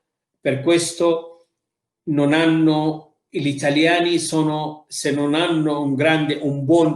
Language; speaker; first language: Italian; non-native, fluent; Arabic